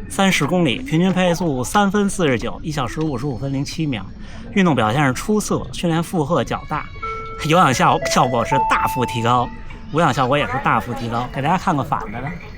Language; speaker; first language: Chinese; native; Chinese